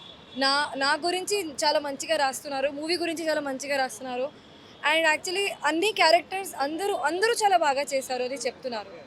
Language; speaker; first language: Telugu; non-native, fluent; Hindi